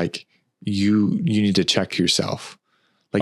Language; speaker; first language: English; native; English